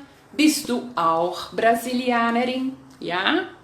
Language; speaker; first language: German; non-native, fluent; Portuguese